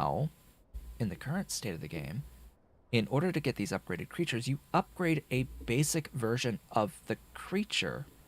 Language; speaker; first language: English; native; English